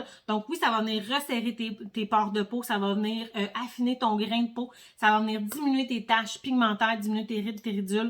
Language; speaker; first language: French; native; French